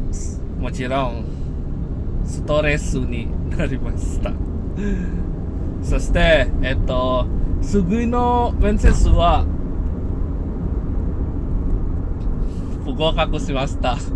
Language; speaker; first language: Japanese; non-native, learner; Indonesian